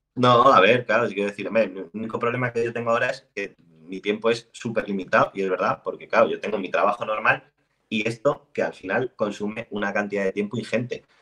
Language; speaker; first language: Spanish; native; Spanish